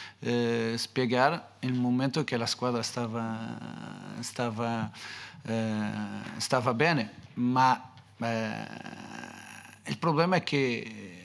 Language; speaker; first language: Italian; non-native, fluent; Portuguese